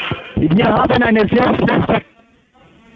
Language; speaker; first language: German; non-native, fluent; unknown